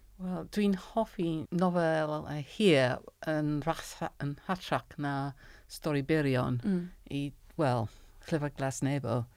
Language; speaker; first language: Welsh; non-native, learner; English